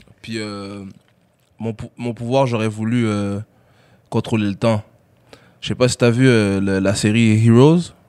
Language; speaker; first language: French; early bilingual, other home language; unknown